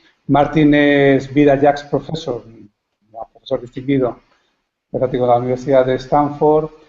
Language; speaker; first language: Spanish; native; Spanish